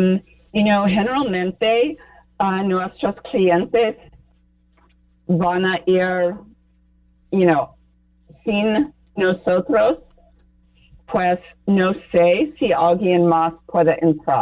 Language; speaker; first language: Spanish; non-native, fluent; English